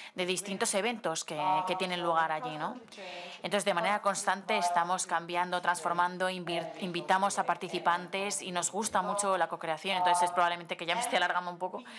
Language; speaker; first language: Spanish; non-native, fluent; Slovenian